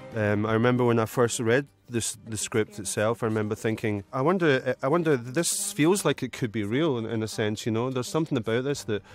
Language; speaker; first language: English; native; English